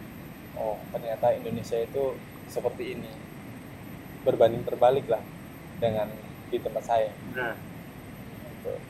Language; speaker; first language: Indonesian; non-native, fluent; German